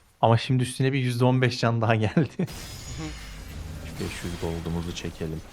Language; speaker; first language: Turkish; native; Turkish